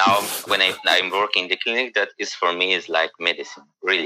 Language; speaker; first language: English; non-native, learner; Persian